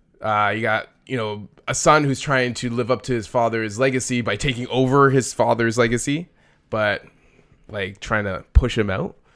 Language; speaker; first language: English; native; English